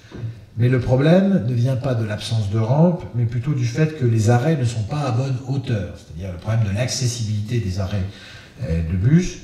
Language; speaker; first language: French; native; French